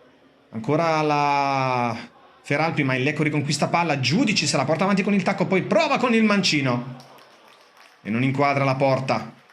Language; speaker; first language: Italian; native; Italian